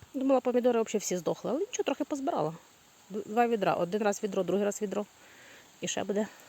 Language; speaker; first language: Ukrainian; native; Ukrainian